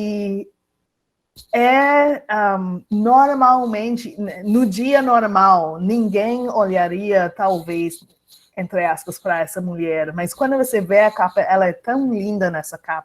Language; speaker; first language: Portuguese; non-native, fluent; English